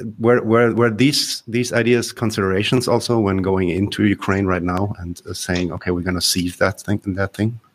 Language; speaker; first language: English; non-native, fluent; Polish